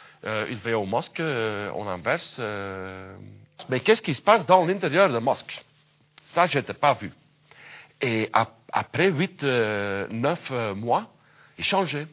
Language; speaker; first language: French; non-native, learner; Dutch